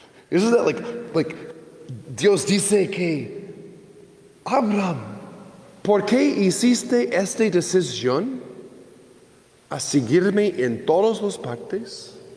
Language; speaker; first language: Spanish; non-native, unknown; English